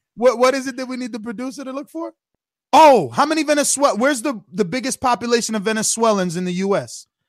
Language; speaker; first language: English; early bilingual, other home language; Spanish